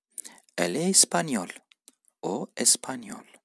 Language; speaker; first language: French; non-native, fluent; Turkish